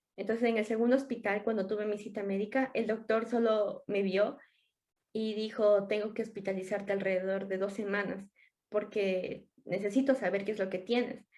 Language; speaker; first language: Spanish; native; Spanish